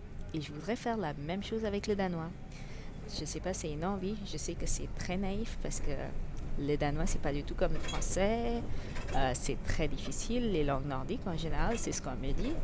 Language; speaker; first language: French; non-native, fluent; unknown